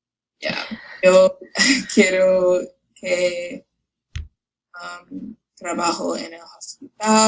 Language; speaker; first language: Spanish; non-native, learner; English